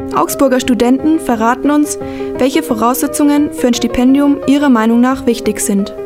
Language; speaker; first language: German; native; German